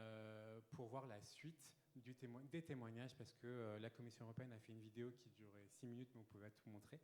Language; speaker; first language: French; native; French